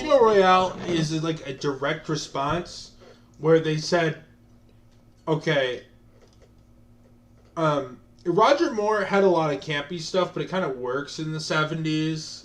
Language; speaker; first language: English; native; English